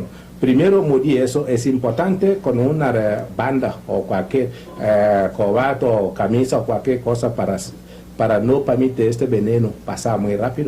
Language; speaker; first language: Spanish; non-native, learner; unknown